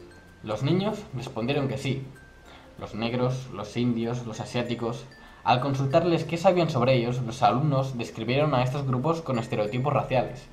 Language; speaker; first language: Spanish; native; Spanish